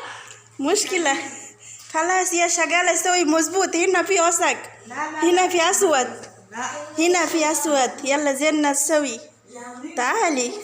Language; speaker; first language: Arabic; non-native, learner; Bangla